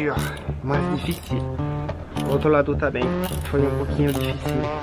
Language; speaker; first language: Portuguese; non-native, learner; French